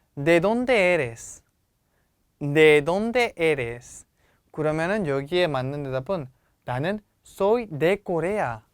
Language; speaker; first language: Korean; non-native, fluent; Spanish